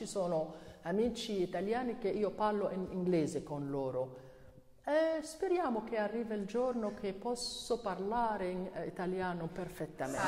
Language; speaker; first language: Italian; non-native, learner; Arabic